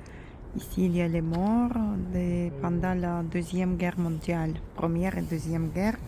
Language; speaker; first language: French; non-native, fluent; Russian